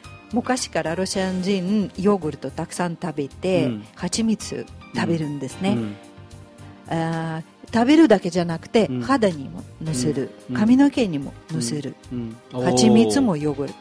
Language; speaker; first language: Japanese; non-native, fluent; Russian